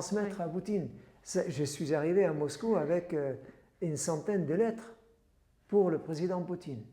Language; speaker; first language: French; non-native, fluent; Arabic